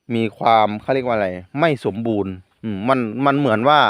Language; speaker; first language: Thai; non-native, local second language; Northeastern Thai